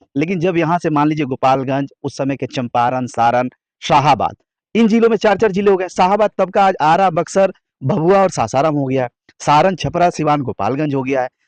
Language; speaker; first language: Hindi; native; Hindi